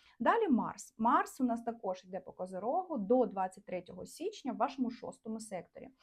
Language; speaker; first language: Ukrainian; non-native, local second language; Russian